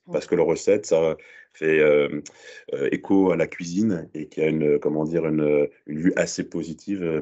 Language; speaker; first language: French; native; French